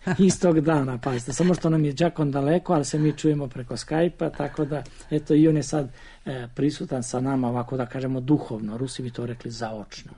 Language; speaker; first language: Serbian; native; Serbian